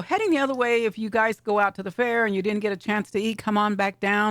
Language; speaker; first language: English; native; English